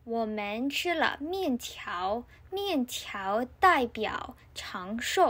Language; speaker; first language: Chinese; non-native, learner; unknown